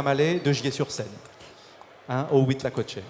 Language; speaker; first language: French; native; French